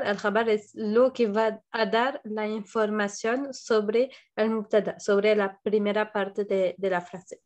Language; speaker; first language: Spanish; non-native, fluent; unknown